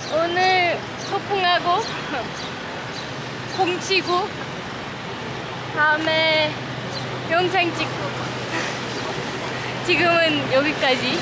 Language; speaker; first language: Korean; non-native, fluent; Turkish